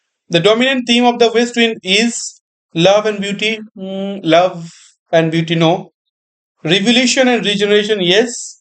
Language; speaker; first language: English; non-native, local second language; Bangla